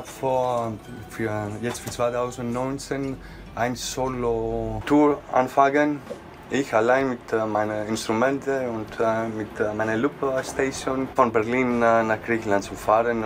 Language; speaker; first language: German; non-native, fluent; Greek